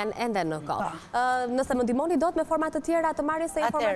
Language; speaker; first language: Albanian; native; Albanian